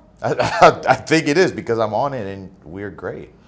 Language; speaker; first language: English; native; English